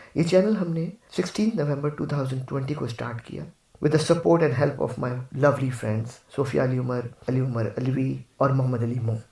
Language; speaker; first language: Urdu; native; Urdu